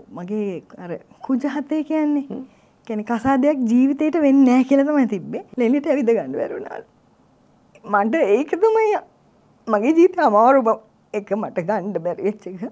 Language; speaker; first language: Sinhala; native; Sinhala